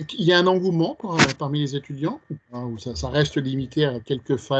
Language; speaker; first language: French; native; French